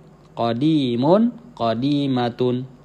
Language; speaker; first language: Arabic; non-native, fluent; Indonesian